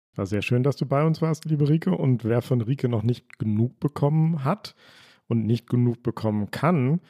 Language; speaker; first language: German; native; German